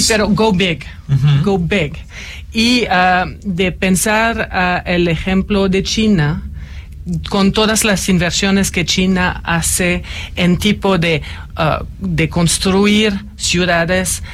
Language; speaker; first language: Spanish; non-native, fluent; French